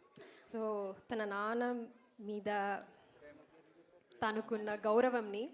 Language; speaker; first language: Telugu; non-native, learner; Malayalam